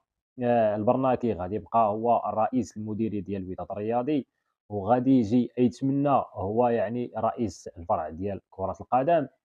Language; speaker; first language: Arabic; native; Arabic